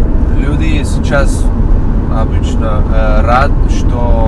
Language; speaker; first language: Russian; non-native, learner; Spanish